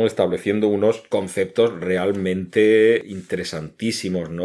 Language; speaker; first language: Spanish; native; Spanish